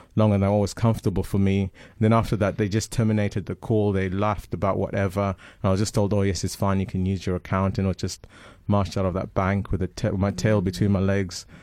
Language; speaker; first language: English; non-native, local second language; Shona